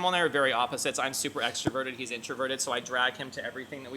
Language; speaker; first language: English; native; English